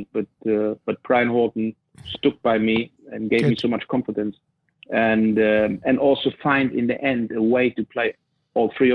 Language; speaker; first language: English; non-native, fluent; German